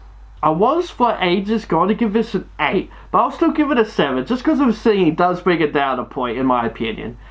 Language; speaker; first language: English; native; English